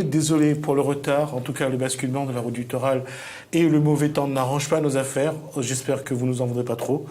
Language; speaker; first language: French; native; French